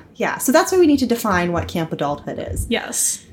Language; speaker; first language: English; native; English